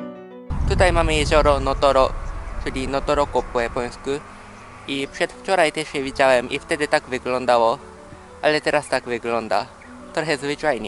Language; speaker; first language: Polish; early bilingual, heritage; Polish